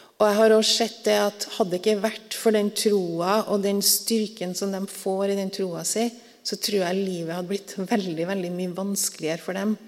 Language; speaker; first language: Norwegian; native; Norwegian